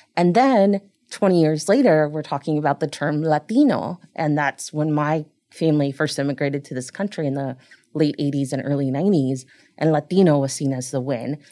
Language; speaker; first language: English; early bilingual, other home language; Spanish